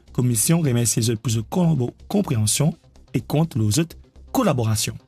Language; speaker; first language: French; non-native, local second language; Morisyen